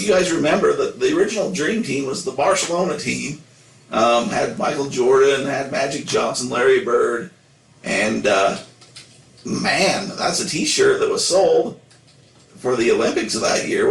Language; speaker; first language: English; native; English